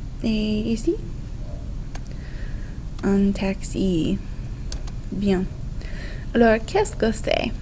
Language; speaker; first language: French; non-native, fluent; English